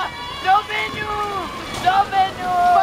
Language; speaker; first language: French; native; French